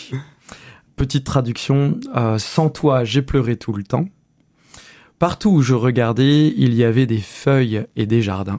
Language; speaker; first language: French; native; French